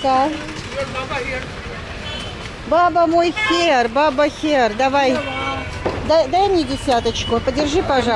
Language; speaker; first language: Russian; native; Russian